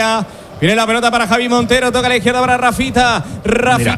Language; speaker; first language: Spanish; native; Spanish